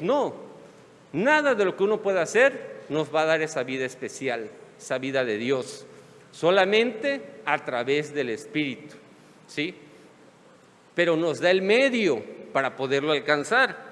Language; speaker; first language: Spanish; native; Spanish